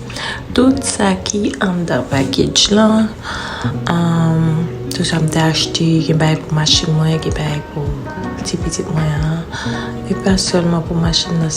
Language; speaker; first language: French; non-native, learner; Haitian Creole